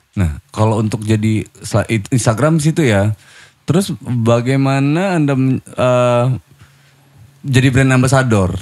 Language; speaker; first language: Indonesian; native; Indonesian